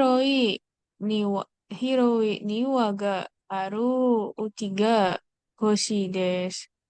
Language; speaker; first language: Japanese; non-native, learner; Indonesian